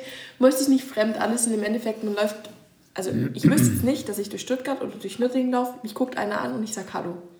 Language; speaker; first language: German; native; German